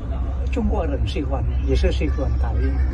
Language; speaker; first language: Chinese; non-native, learner; Indonesian